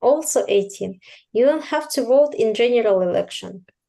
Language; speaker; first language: English; non-native, fluent; Russian